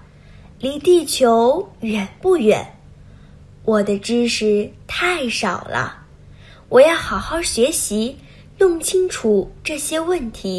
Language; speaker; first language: Chinese; non-native, learner; Vietnamese